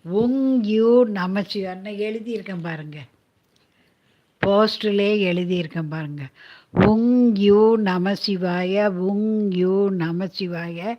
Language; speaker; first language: Tamil; native; Tamil